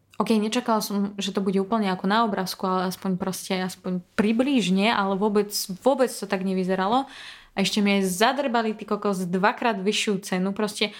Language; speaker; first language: Slovak; non-native, fluent; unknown